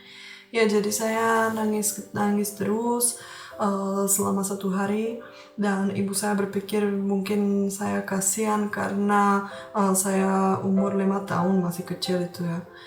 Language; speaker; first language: Indonesian; non-native, fluent; Czech